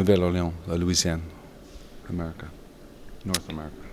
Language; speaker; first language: French; non-native, learner; English